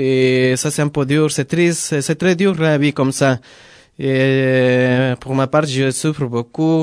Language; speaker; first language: French; non-native, learner; Spanish